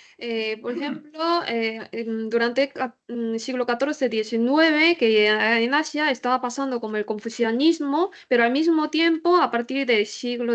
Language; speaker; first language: Spanish; non-native, learner; Korean